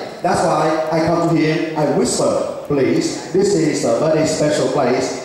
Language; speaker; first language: English; non-native, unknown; Vietnamese